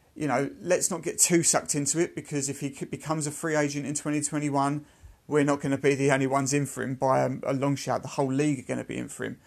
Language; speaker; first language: English; native; English